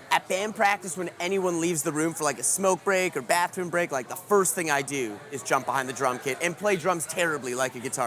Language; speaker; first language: English; native; English